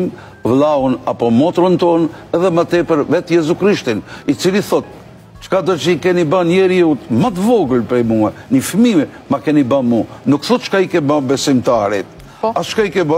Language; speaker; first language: Albanian; native; Albanian